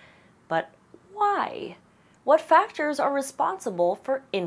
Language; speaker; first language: English; native; English